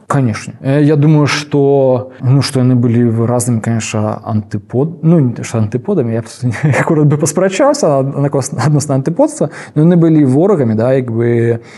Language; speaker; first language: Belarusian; non-native, local second language; Russian